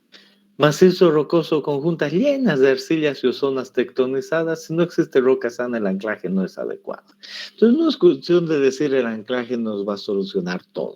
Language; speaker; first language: Spanish; native; Spanish